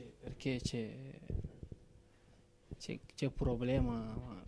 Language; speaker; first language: Italian; non-native, learner; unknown